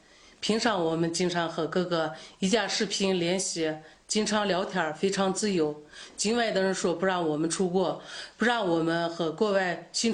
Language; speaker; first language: Chinese; non-native, local second language; Kazakh